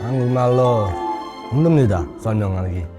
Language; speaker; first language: Korean; non-native, learner; Uzbek